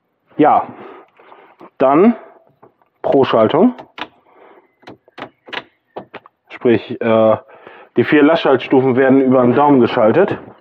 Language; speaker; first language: German; native; German